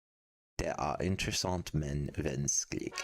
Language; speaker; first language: Norwegian; non-native, learner; English